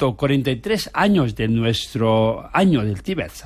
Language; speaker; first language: Spanish; non-native, learner; Tibetan